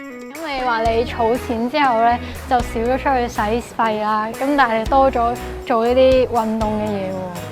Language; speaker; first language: Cantonese; native; Cantonese